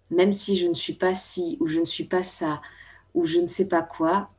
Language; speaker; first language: French; native; French